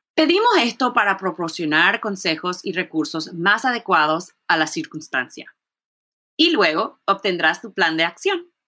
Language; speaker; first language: Spanish; early bilingual, heritage; Spanish